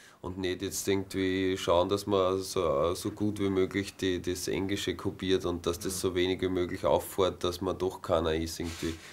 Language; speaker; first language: German; native; German